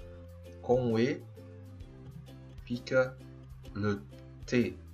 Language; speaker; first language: Portuguese; non-native, fluent; French